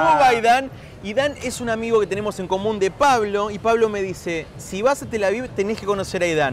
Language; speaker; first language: Spanish; native; Spanish